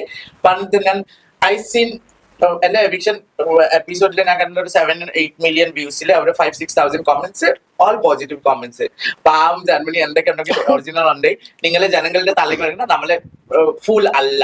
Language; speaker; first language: Malayalam; non-native, local second language; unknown